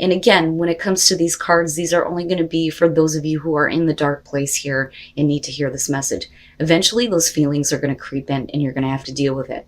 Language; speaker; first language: English; native; English